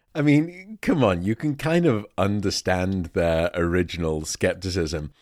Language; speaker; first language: English; native; English